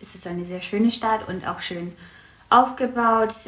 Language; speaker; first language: German; non-native, fluent; English